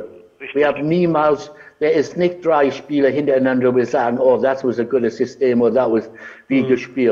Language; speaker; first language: German; non-native, fluent; English